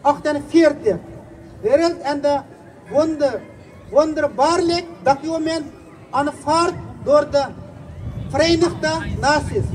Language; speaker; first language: Dutch; non-native, fluent; Uyghur